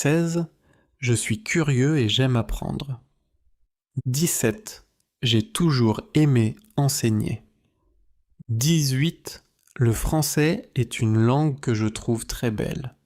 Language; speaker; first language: French; native; French